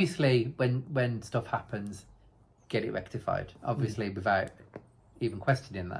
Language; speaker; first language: English; native; English